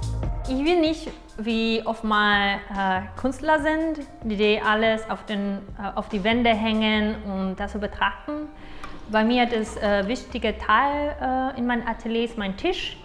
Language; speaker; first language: German; non-native, fluent; Spanish